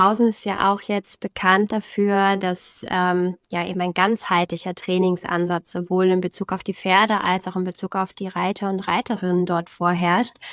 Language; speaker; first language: German; native; German